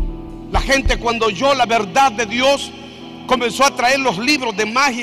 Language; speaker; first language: Spanish; native; Spanish